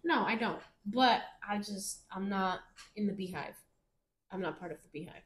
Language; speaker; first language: English; early bilingual, other home language; Spanish